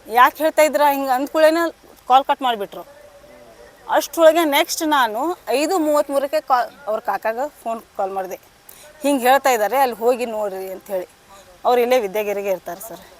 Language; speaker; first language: Kannada; non-native, local second language; Lambadi